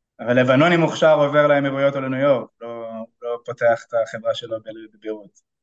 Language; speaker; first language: Hebrew; native; Hebrew